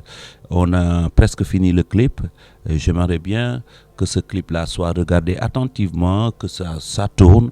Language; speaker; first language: French; non-native, local second language; Wolof